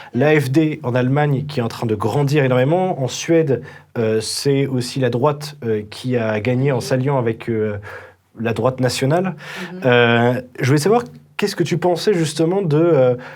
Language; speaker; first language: French; native; French